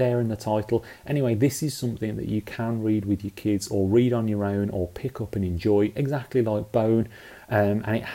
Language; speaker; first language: English; native; English